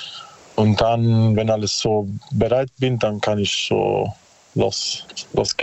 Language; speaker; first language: German; non-native, learner; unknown